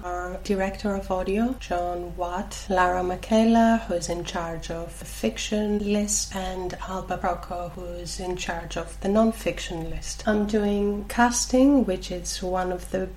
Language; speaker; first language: English; non-native, fluent; Greek